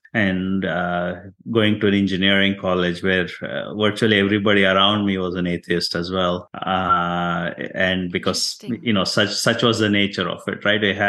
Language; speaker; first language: English; non-native, local second language; Tamil